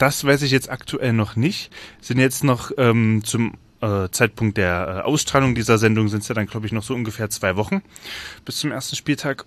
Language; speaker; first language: German; native; German